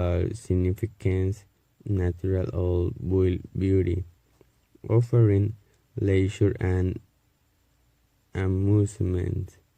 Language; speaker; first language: English; non-native, learner; Spanish